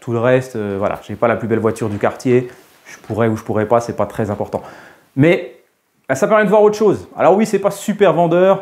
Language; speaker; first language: French; native; French